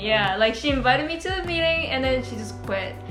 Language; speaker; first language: English; non-native, local second language; Cantonese